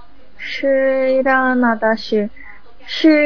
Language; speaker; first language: Chinese; non-native, learner; Korean